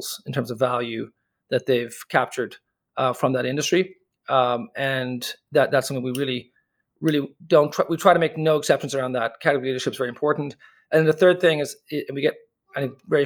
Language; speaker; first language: English; native; English